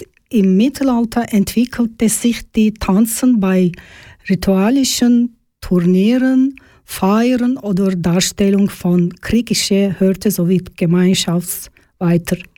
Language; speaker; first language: German; non-native, learner; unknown